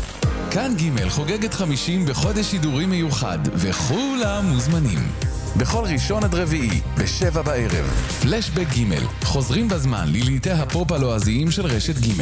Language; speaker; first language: Hebrew; native; Hebrew